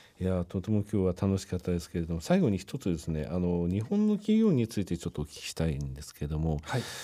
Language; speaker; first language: Japanese; native; Japanese